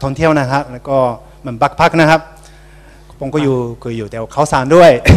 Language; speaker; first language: Thai; non-native, fluent; Japanese